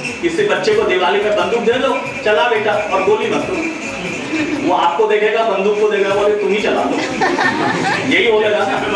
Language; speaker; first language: Hindi; native; Hindi